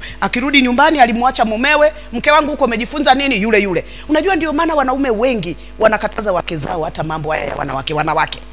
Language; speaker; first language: Swahili; native; Swahili